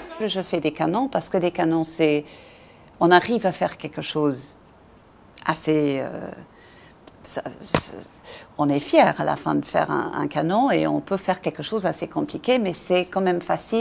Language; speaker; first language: French; non-native, fluent; English